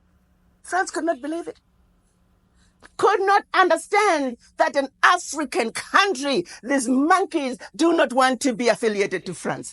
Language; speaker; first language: English; non-native, local second language; Shona